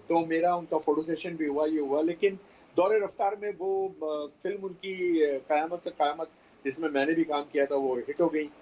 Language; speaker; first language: Hindi; native; Hindi